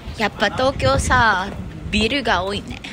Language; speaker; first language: Japanese; early bilingual, other home language; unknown